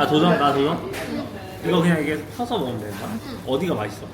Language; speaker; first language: Korean; native; Korean